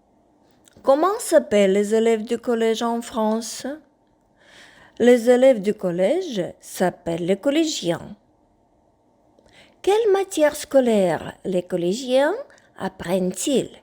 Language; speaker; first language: French; non-native, fluent; Ukrainian